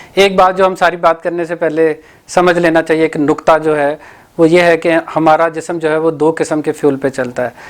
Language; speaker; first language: Urdu; non-native, local second language; Punjabi